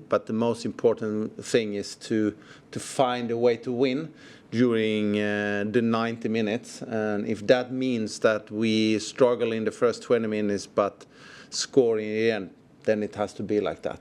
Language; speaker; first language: English; non-native, fluent; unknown